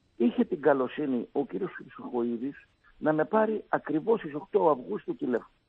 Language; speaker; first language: Greek; non-native, fluent; Arabic